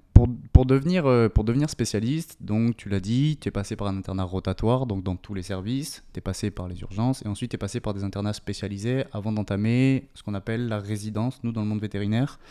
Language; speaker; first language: French; native; French